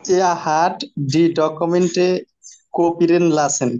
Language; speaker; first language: German; non-native, learner; Bangla